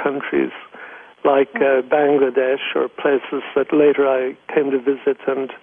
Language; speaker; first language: English; native; English